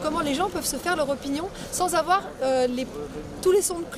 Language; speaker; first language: French; native; French